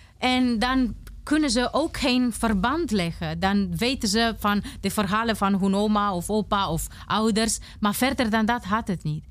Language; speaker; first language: Dutch; non-native, fluent; Romanian